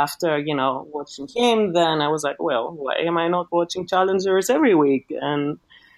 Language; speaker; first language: English; non-native, fluent; Greek